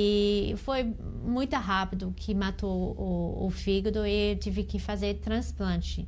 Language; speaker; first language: Portuguese; non-native, fluent; English